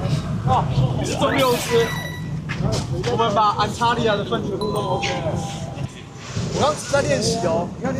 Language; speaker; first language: Chinese; native; Chinese